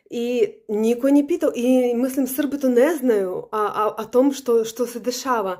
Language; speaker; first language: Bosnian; non-native, learner; Russian